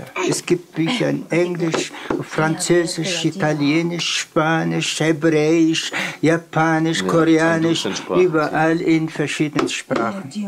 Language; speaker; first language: German; non-native, fluent; Tuvinian